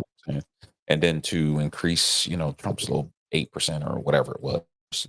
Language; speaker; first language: English; native; English